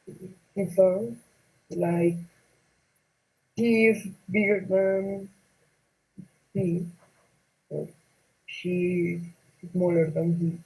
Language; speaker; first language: English; non-native, learner; Spanish